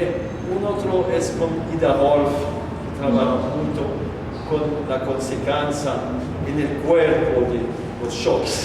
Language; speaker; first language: Spanish; non-native, learner; French